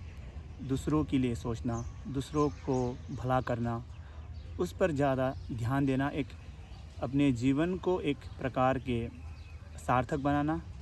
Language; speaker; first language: Hindi; non-native, local second language; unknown